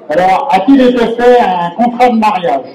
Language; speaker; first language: French; native; French